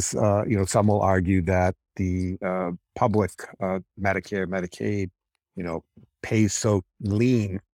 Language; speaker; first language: English; native; English